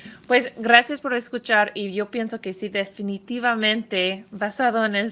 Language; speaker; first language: Spanish; non-native, fluent; English